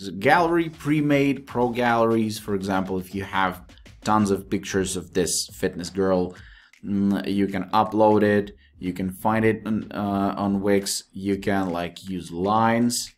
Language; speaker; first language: English; non-native, fluent; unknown